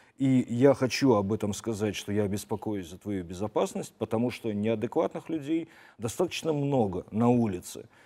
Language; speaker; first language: Russian; native; Russian